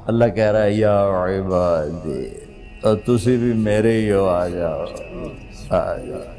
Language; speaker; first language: Urdu; non-native, local second language; Punjabi